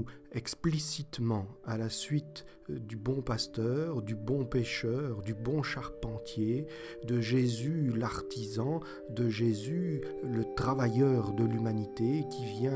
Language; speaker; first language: French; native; French